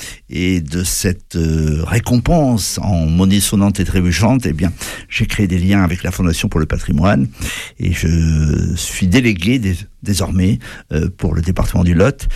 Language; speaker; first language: French; native; French